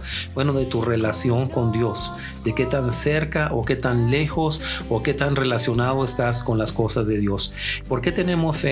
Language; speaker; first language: Spanish; native; Spanish